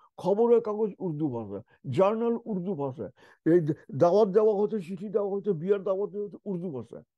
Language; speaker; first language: Bangla; non-native, local second language; Urdu